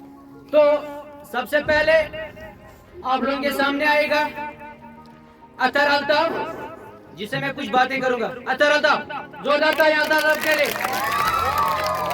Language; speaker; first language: Hindi; non-native, local second language; Kashmiri